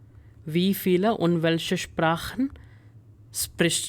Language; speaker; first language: German; non-native, fluent; Hindi